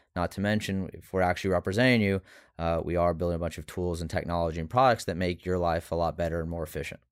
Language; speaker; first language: English; native; English